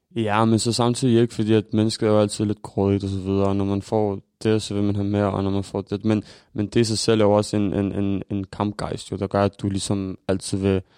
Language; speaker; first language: Danish; early bilingual, other home language; Albanian